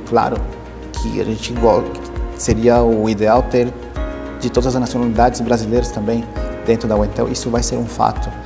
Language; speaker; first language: Portuguese; early bilingual, other home language; Spanish